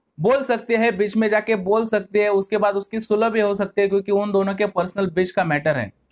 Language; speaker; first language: Hindi; non-native, local second language; Marathi